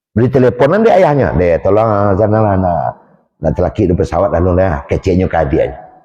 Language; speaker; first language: Malay; non-native, local second language; Minangkabau